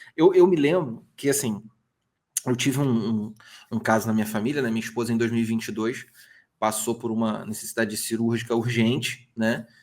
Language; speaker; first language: Portuguese; native; Portuguese